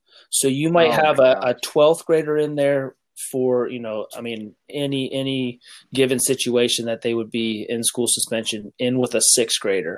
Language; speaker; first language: English; native; English